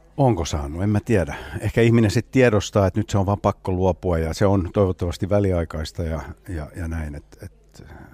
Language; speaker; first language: Finnish; native; Finnish